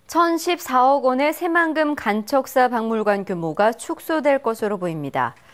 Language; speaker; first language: Korean; native; Korean